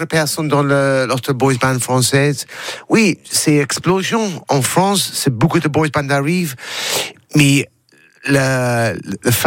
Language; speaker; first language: French; non-native, learner; English